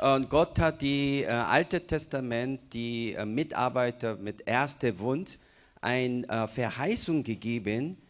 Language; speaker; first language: German; non-native, fluent; Korean